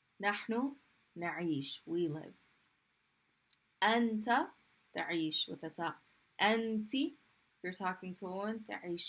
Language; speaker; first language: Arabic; non-native, fluent; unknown